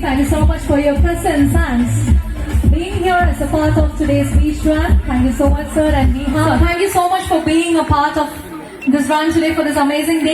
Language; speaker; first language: English; non-native, local second language; Malayalam